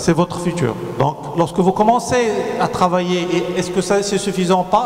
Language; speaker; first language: French; non-native, local second language; Arabic